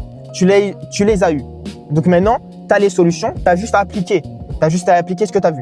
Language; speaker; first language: French; native; French